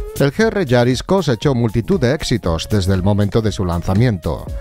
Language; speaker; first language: Spanish; native; Spanish